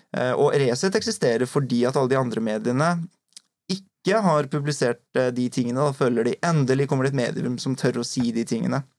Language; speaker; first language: Norwegian; native; Norwegian